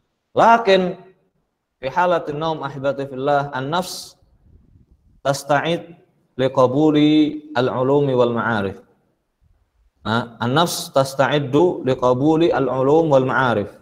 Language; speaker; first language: Arabic; non-native, fluent; Indonesian